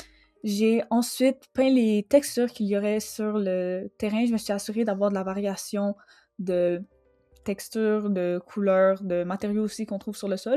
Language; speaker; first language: French; native; French